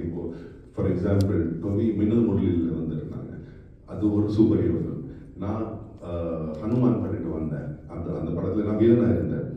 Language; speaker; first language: Tamil; non-native, fluent; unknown